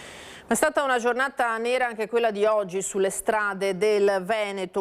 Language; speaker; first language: Italian; native; Italian